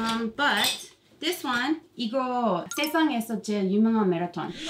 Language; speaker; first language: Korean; non-native, learner; English